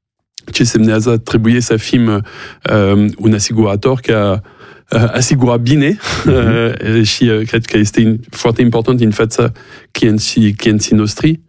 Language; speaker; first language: Romanian; non-native, learner; French